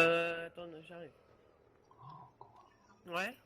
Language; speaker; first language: French; native; French